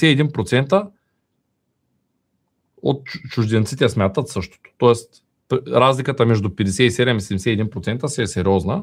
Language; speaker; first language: Bulgarian; native; Bulgarian